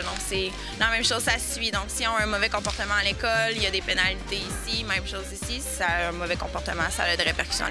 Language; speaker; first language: French; native; French